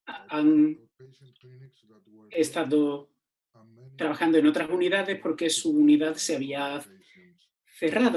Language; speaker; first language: Spanish; non-native, fluent; Turkish